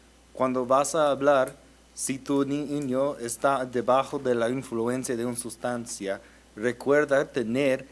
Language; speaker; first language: Spanish; early bilingual, heritage; Spanish